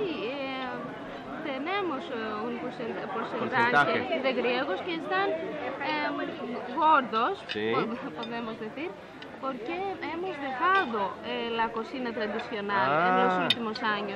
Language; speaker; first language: Spanish; non-native, fluent; Greek